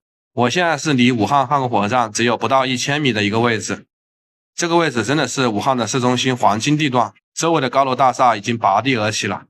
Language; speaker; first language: Chinese; native; Chinese